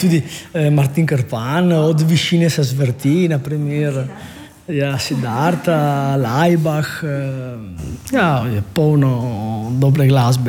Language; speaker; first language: Slovenian; non-native, fluent; Italian